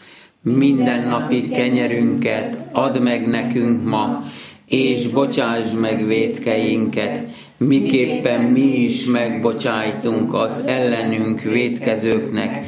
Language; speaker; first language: Hungarian; native; Hungarian